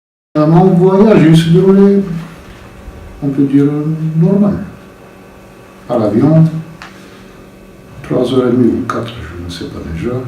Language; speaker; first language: French; non-native, fluent; Bulgarian